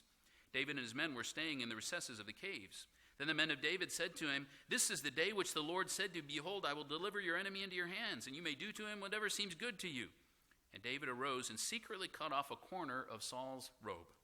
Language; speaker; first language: English; native; English